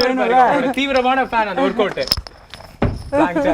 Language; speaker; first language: Tamil; native; Tamil